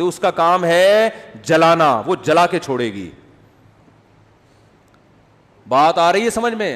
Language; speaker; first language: Urdu; native; Urdu